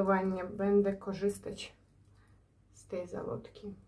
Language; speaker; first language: Polish; non-native, learner; Ukrainian